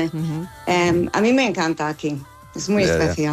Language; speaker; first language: Spanish; non-native, fluent; English